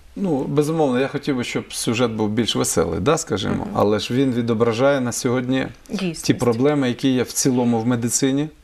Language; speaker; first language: Ukrainian; native; Ukrainian